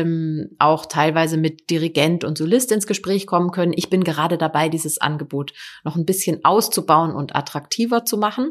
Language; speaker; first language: German; native; German